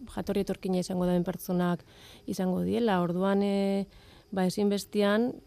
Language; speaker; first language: Basque; native; Basque